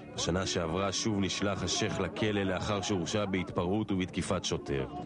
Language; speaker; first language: Hebrew; native; Hebrew